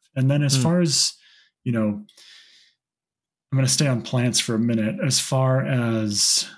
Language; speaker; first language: English; native; English